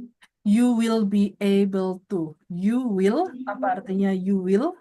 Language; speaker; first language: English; non-native, fluent; Indonesian